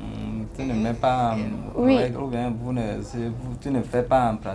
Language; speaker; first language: French; non-native, learner; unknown